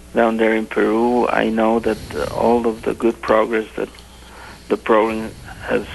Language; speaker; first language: English; non-native, fluent; Spanish